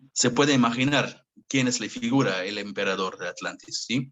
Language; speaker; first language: Spanish; non-native, fluent; Hebrew